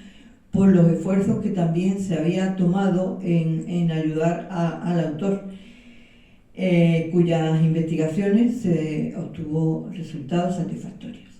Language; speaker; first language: Spanish; native; Spanish